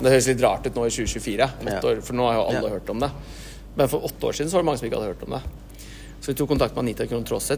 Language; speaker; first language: Norwegian; native; Norwegian